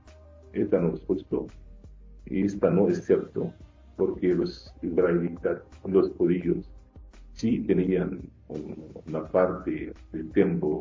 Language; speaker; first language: Spanish; non-native, fluent; Arabic